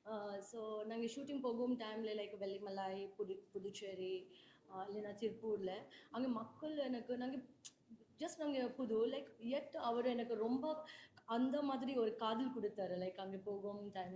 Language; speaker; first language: Tamil; non-native, learner; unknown